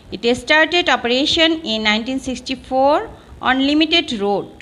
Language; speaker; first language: English; non-native, local second language; Bangla